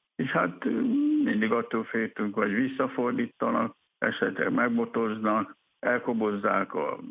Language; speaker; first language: Hungarian; non-native, fluent; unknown